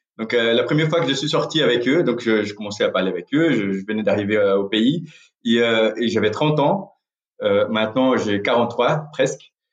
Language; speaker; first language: French; non-native, fluent; Portuguese